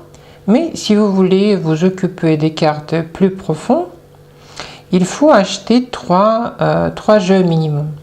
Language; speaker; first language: French; non-native, fluent; Russian